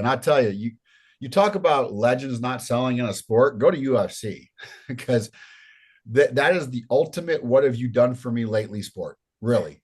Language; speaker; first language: English; native; English